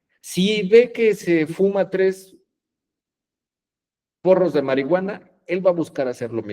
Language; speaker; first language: Spanish; native; Spanish